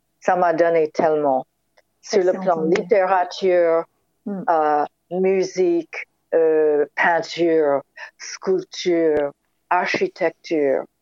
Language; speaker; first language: French; non-native, fluent; English